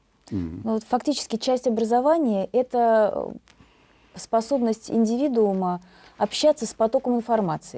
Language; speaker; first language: Russian; native; Russian